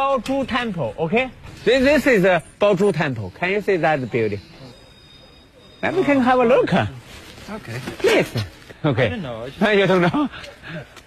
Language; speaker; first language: English; non-native, learner; Chinese